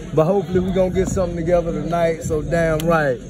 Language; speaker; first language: English; native; English